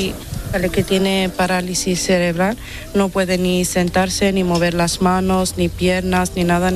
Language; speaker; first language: Spanish; non-native, fluent; Italian